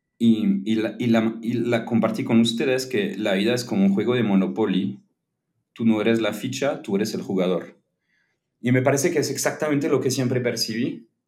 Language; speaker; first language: Spanish; non-native, fluent; French